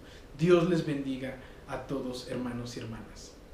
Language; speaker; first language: Spanish; native; Spanish